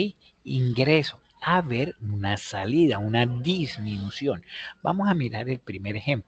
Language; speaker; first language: Spanish; native; Spanish